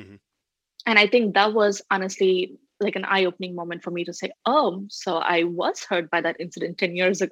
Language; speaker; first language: English; non-native, fluent; Tamil